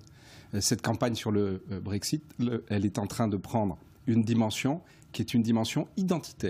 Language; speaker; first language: French; native; French